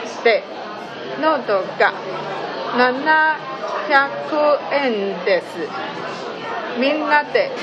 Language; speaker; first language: Japanese; non-native, learner; Chinese